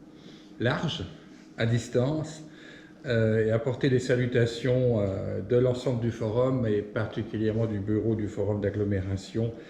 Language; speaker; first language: French; native; French